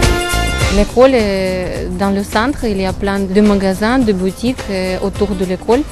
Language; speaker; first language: French; non-native, fluent; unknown